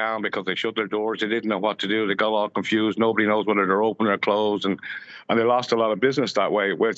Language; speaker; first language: English; native; English